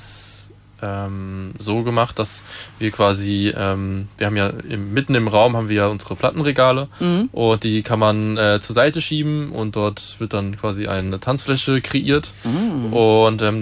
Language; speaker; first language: German; native; German